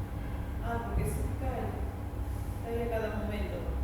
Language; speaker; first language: Portuguese; non-native, fluent; Spanish